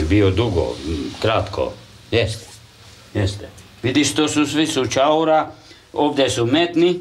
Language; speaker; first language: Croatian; non-native, local second language; Hungarian